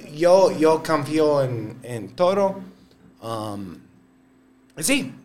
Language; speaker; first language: Spanish; non-native, learner; English